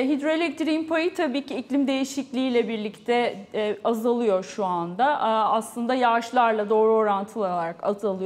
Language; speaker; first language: Turkish; native; Turkish